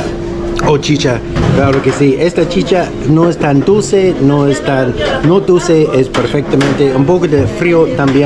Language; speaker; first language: Spanish; non-native, learner; English